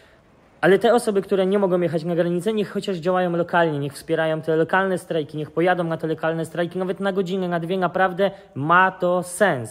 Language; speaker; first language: Polish; native; Polish